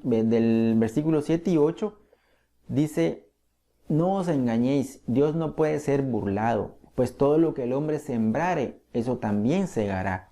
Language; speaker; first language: Spanish; native; Spanish